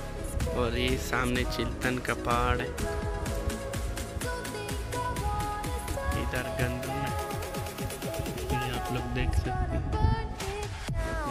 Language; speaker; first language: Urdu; non-native, local second language; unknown